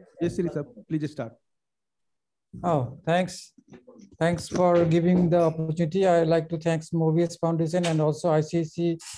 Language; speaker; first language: English; non-native, local second language; Bangla